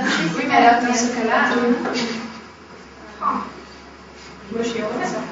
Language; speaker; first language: French; non-native, fluent; Hungarian